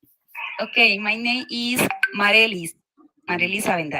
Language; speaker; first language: English; non-native, learner; Spanish